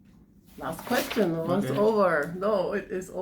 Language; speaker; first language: English; non-native, fluent; German